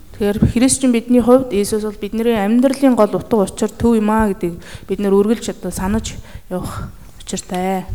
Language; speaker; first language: Mongolian; native; Mongolian